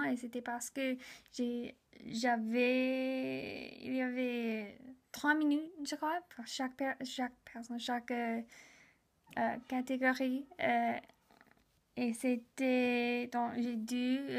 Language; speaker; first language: French; non-native, learner; English